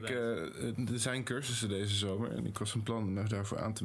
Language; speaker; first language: Dutch; native; Dutch